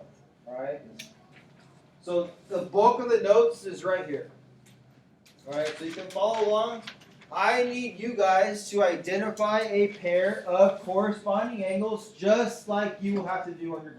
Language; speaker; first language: English; native; English